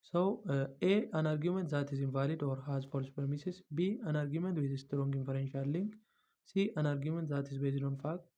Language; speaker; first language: English; non-native, local second language; Amharic